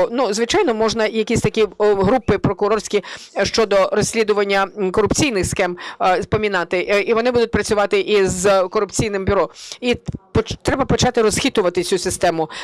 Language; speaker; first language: Ukrainian; early bilingual, heritage; Ukrainian